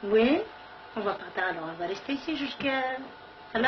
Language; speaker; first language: French; non-native, learner; Kabyle